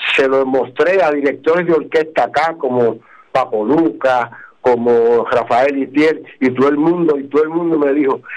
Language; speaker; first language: Spanish; native; Spanish